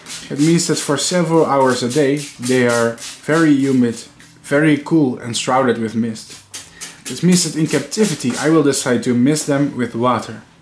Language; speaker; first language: English; non-native, fluent; Dutch